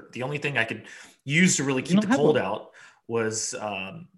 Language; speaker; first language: English; native; English